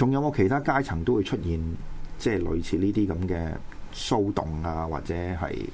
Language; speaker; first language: Chinese; non-native, local second language; Cantonese